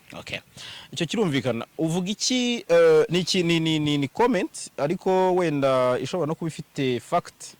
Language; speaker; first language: Kinyarwanda; native; Kinyarwanda